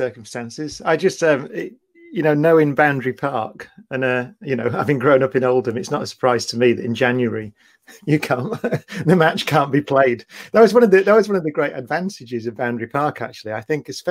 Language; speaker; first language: English; native; English